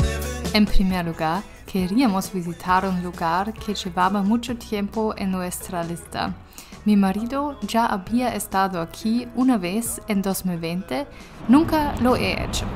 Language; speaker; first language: Spanish; non-native, learner; German